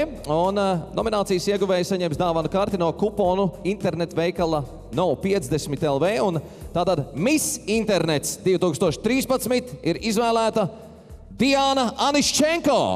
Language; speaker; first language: Latvian; native; Latvian